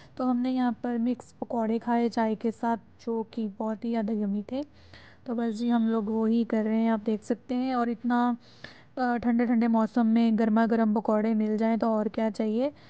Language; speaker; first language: Hindi; non-native, local second language; Punjabi